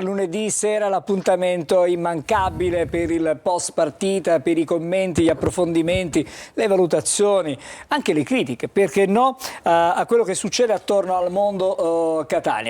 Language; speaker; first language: Italian; native; Italian